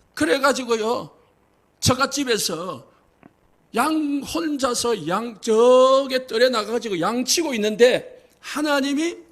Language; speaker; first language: Korean; native; Korean